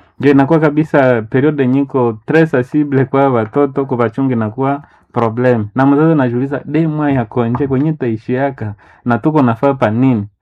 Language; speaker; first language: Swahili; non-native, local second language; Nande